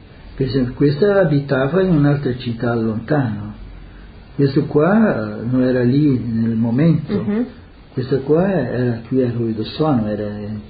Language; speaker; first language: Italian; early bilingual, heritage; Portuguese